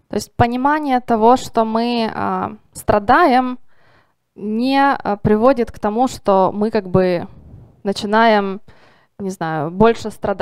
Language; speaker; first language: Russian; native; Russian